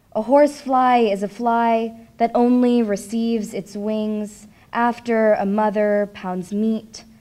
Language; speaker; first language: English; native; English